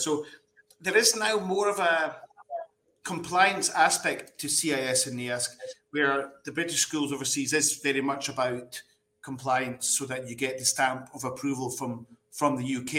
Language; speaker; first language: English; native; English